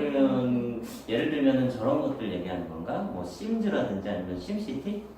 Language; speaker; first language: Korean; native; Korean